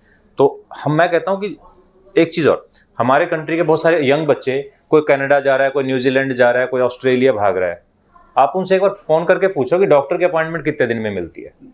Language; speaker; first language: Hindi; native; Hindi